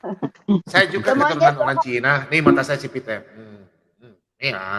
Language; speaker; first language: Indonesian; native; Indonesian